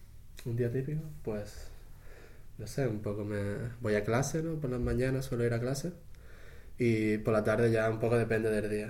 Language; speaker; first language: Spanish; native; Spanish